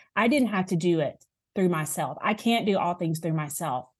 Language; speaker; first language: English; native; English